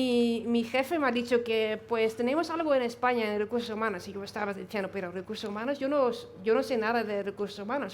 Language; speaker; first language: Spanish; non-native, fluent; Dutch